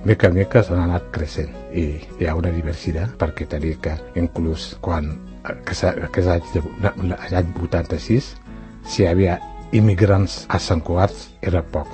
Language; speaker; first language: Catalan; non-native, fluent; Wolof